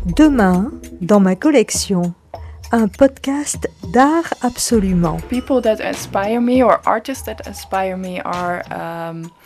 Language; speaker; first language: English; non-native, fluent; Dutch